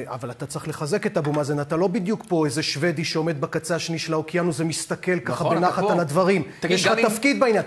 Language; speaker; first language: Hebrew; native; Hebrew